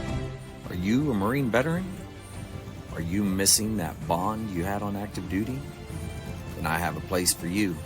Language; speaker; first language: English; native; English